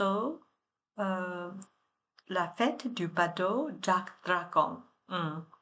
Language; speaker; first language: French; non-native, learner; Chinese